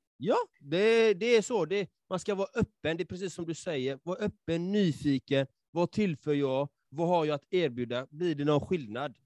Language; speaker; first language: Swedish; native; Swedish